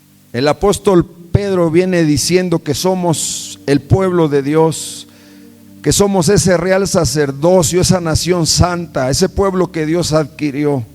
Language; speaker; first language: Spanish; native; Spanish